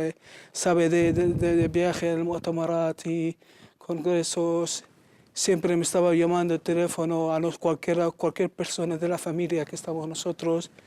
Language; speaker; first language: Spanish; non-native, learner; Arabic